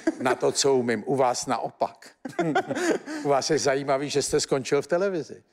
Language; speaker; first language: Czech; native; Czech